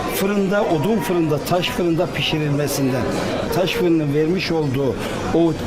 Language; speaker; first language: Turkish; native; Turkish